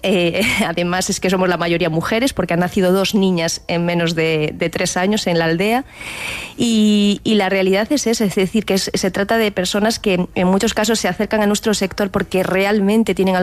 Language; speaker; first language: Spanish; native; Spanish